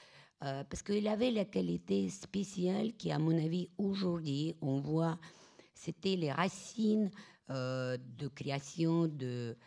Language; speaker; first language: French; non-native, fluent; Russian